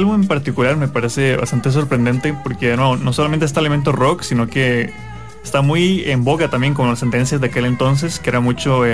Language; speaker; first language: Spanish; native; Spanish